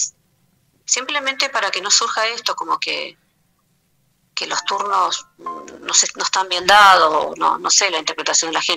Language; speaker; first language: Spanish; native; Spanish